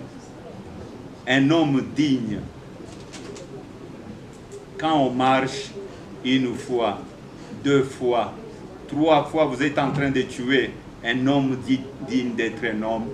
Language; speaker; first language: French; non-native, local second language; Swahili